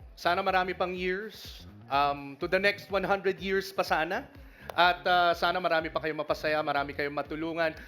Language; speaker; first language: Filipino; native; Filipino